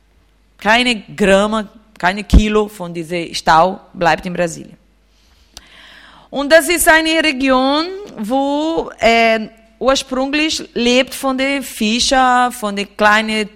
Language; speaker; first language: German; non-native, fluent; Portuguese